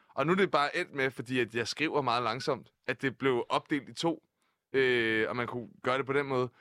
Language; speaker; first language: Danish; native; Danish